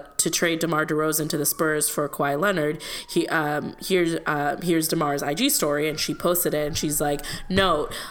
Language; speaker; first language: English; non-native, local second language; Malayalam